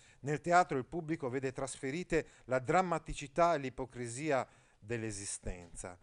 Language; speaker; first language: Italian; native; Italian